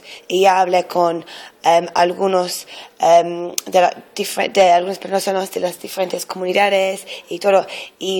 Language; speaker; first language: Spanish; non-native, fluent; English